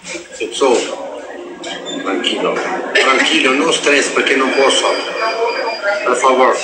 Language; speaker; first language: Italian; non-native, learner; Albanian